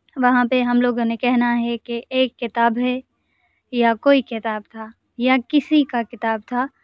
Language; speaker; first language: Urdu; non-native, local second language; Sindhi